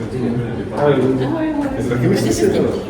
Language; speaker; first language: Czech; native; Czech